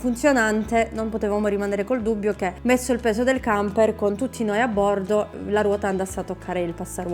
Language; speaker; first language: Italian; native; Italian